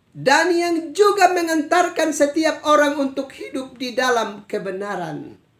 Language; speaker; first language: Indonesian; native; Indonesian